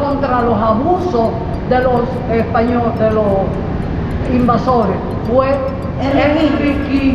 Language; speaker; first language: Spanish; native; Spanish